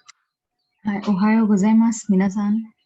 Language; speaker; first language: Japanese; non-native, fluent; Marathi